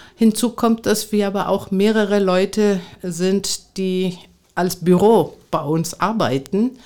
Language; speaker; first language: German; non-native, fluent; Greek